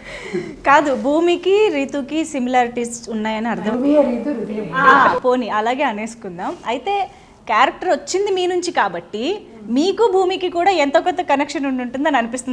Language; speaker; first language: Telugu; native; Telugu